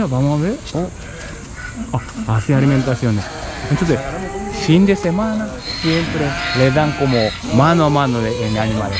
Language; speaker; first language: Spanish; non-native, learner; Japanese